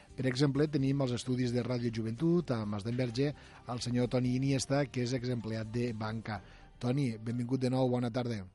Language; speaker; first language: Catalan; native; Catalan